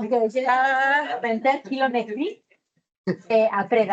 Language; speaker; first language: French; non-native, fluent; Spanish